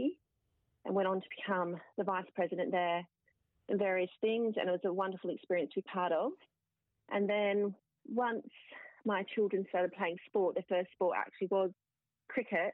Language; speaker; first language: English; native; English